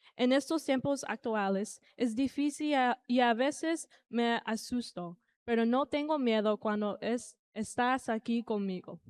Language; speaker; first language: Spanish; early bilingual, heritage; Spanish